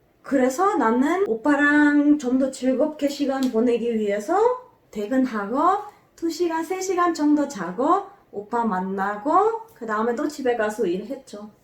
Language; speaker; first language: Korean; non-native, fluent; Macedonian